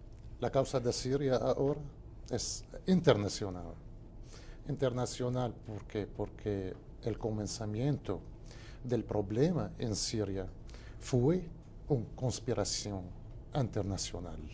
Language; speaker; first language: Portuguese; non-native, fluent; Spanish